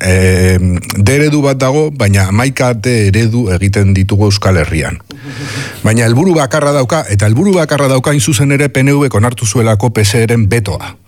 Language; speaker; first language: Basque; non-native, local second language; Spanish